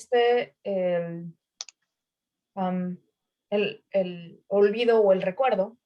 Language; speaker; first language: Spanish; native; Spanish